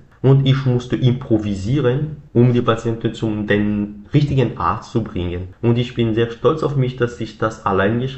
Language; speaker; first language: German; non-native, learner; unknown